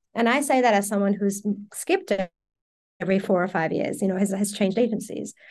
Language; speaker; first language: English; early bilingual, other home language; Persian